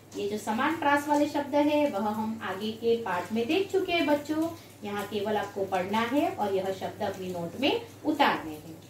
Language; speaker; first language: Hindi; non-native, local second language; Gujarati